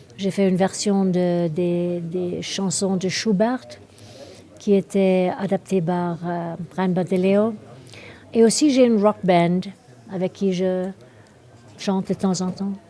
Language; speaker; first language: French; non-native, fluent; German